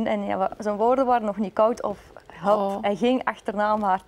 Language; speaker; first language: Dutch; native; Dutch